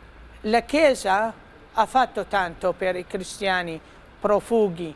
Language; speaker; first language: Italian; non-native, fluent; Arabic